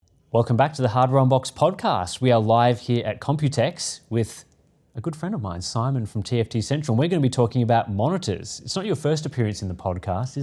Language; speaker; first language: English; native; English